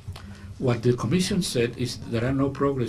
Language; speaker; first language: English; non-native, fluent; Spanish